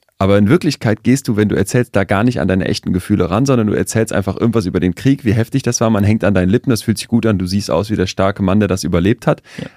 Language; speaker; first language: German; native; German